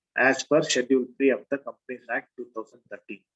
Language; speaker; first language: English; non-native, local second language; Kannada